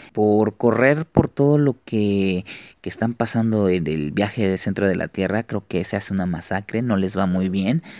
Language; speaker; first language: Spanish; native; Spanish